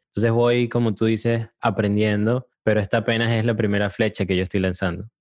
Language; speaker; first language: Spanish; native; Spanish